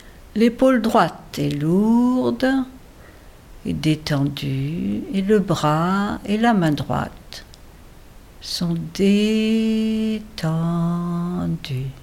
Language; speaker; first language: French; native; French